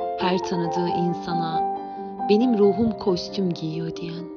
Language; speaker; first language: Turkish; native; Turkish